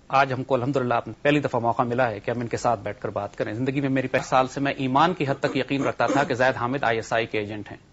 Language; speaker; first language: Urdu; native; Urdu